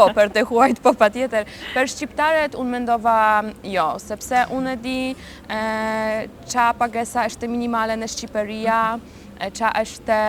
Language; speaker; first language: Albanian; non-native, learner; Polish